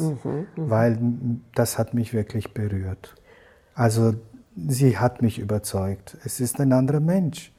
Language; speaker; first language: German; non-native, fluent; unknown